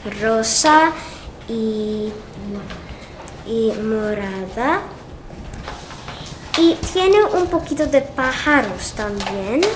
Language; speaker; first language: Spanish; non-native, learner; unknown